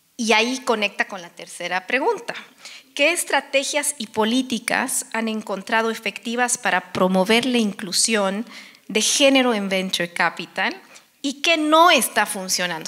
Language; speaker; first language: Spanish; non-native, learner; English